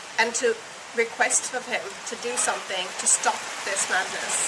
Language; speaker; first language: English; native; English